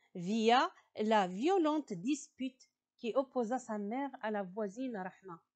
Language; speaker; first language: French; non-native, local second language; Arabic